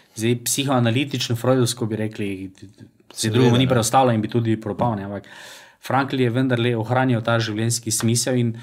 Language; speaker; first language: Slovenian; native; Slovenian